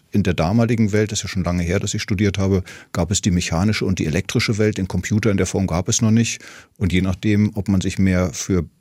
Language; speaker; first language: German; native; German